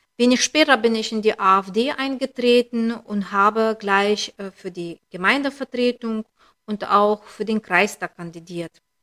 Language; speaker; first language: German; non-native, fluent; Lithuanian